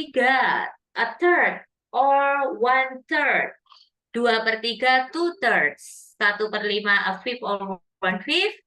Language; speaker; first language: English; non-native, fluent; Indonesian